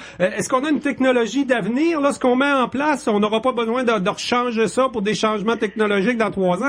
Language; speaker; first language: French; native; French